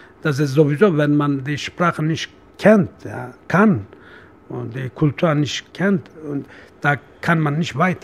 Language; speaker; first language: German; non-native, learner; Kurdish